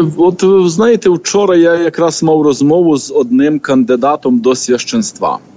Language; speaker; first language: Ukrainian; native; Ukrainian